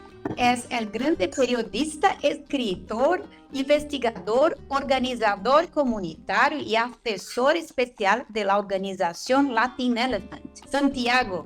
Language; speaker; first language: Spanish; non-native, fluent; Portuguese